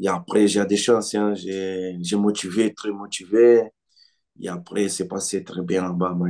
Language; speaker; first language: French; non-native, learner; Portuguese